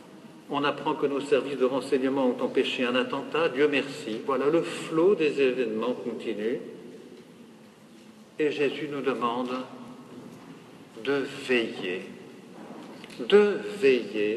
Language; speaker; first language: French; native; French